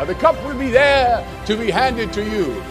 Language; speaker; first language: English; native; English